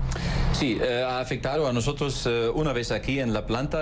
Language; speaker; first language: Spanish; non-native, fluent; German